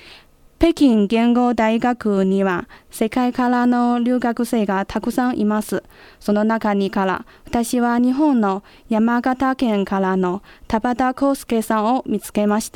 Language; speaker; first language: Japanese; non-native, fluent; Chinese